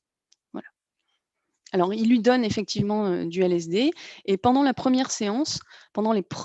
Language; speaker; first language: French; native; French